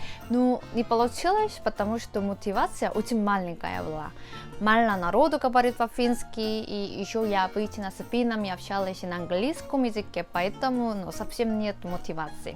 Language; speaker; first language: Russian; non-native, fluent; Korean